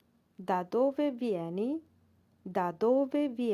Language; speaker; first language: Italian; non-native, learner; Bangla